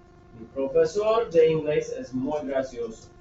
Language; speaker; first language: Spanish; non-native, fluent; English